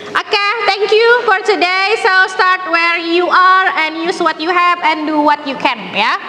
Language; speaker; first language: English; non-native, fluent; Indonesian